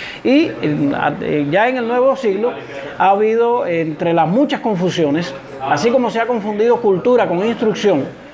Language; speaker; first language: Spanish; native; Spanish